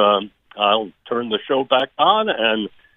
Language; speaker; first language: English; native; English